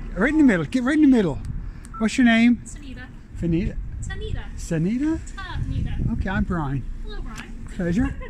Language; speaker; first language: English; native; English